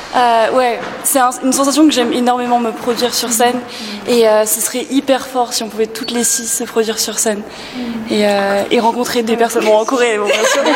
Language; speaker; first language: French; native; French